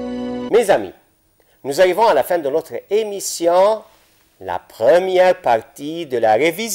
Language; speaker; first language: French; non-native, fluent; Arabic